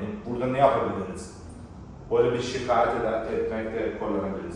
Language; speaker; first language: Turkish; non-native, fluent; Persian